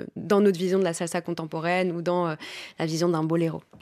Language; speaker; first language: French; native; French